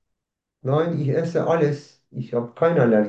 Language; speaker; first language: German; non-native, learner; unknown